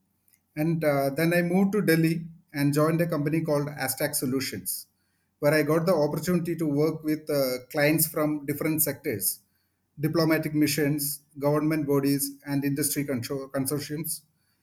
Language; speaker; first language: English; non-native, local second language; Malayalam